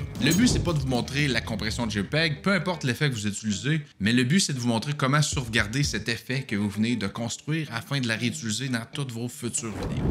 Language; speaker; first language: French; native; French